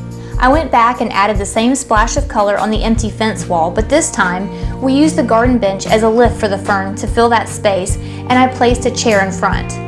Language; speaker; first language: English; native; English